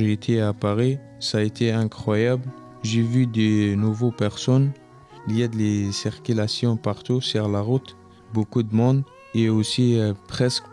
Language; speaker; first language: French; non-native, local second language; Arabic